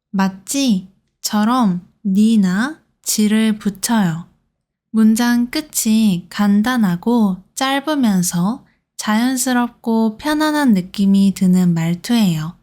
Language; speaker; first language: Korean; native; Korean